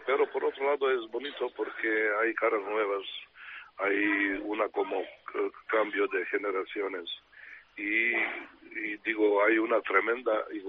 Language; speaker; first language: Spanish; non-native, fluent; Serbian